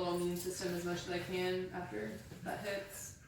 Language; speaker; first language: English; native; English